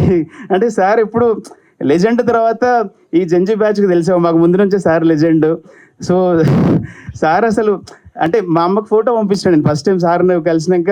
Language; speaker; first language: Telugu; native; Telugu